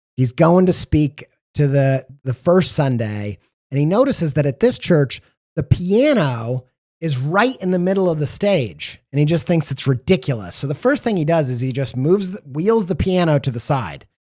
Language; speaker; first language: English; native; English